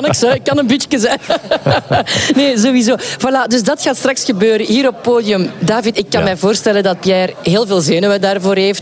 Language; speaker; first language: Dutch; native; Dutch